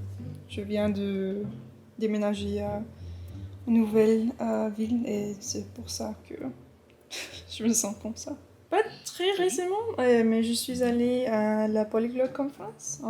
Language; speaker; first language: French; non-native, fluent; English